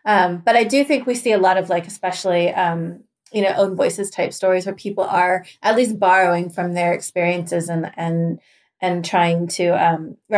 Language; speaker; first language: English; native; English